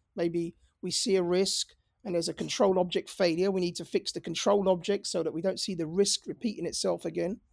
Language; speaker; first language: English; native; English